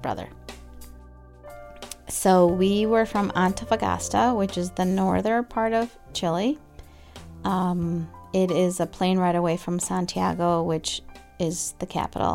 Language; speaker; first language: English; early bilingual, other home language; Spanish